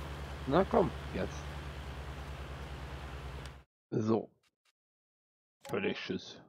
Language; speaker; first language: German; native; German